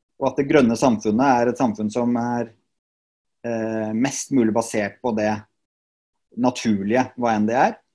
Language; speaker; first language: Norwegian; native; Norwegian